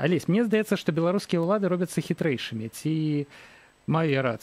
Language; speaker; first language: Belarusian; native; Belarusian